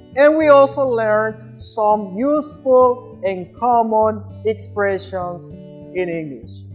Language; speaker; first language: English; non-native, fluent; Spanish